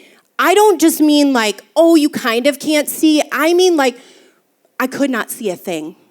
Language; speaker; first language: English; native; English